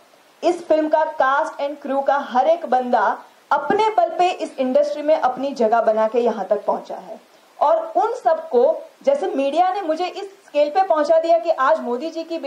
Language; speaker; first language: Hindi; native; Hindi